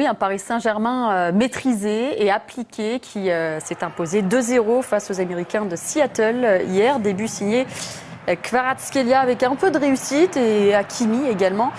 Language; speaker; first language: French; native; French